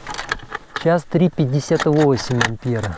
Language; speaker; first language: Russian; native; Russian